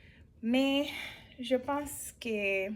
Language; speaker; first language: French; non-native, learner; English